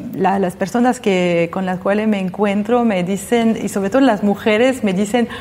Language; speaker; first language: Spanish; non-native, fluent; French